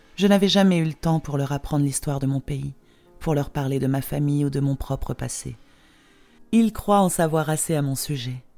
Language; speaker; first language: French; non-native, fluent; Polish